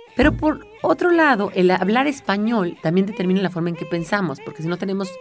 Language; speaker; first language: Spanish; native; Spanish